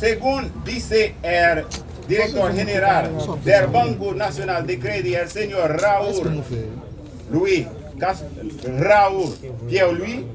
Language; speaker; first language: Spanish; non-native, learner; Haitian Creole